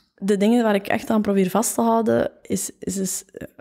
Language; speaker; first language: Dutch; native; Dutch